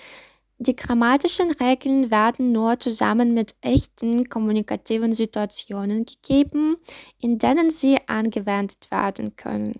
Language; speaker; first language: German; non-native, fluent; Russian